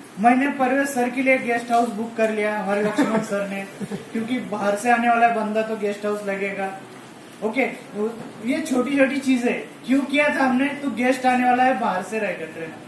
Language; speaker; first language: Hindi; non-native, local second language; Marathi